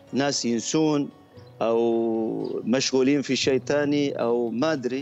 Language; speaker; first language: Arabic; non-native, fluent; Turkish